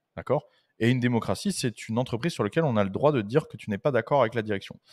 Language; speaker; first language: French; native; French